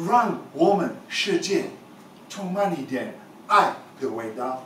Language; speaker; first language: Chinese; non-native, learner; English